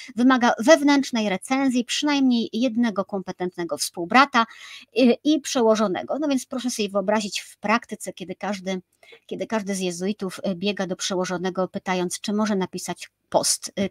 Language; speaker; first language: Polish; native; Polish